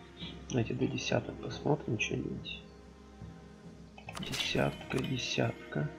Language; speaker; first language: Russian; native; Russian